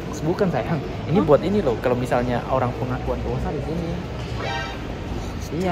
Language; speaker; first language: Indonesian; native; Indonesian